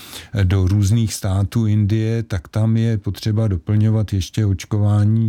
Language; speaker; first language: Czech; native; Czech